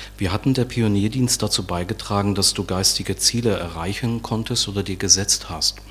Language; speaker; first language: German; native; German